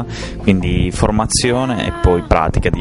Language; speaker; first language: Italian; native; Italian